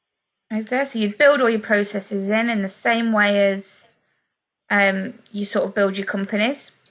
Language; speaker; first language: English; native; English